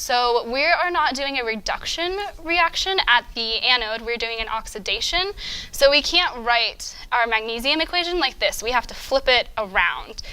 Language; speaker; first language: English; native; English